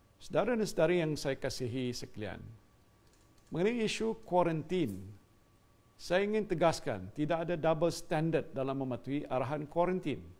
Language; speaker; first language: Malay; native; Malay